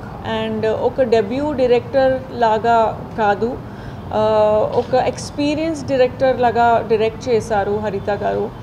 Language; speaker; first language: Telugu; non-native, fluent; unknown